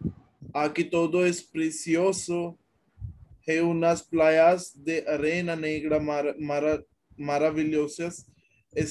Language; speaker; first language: Spanish; non-native, learner; Hindi